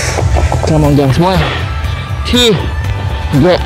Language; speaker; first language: English; non-native, local second language; Malay